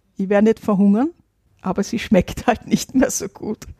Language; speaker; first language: German; native; German